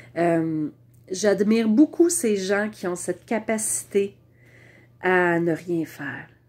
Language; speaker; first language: French; native; French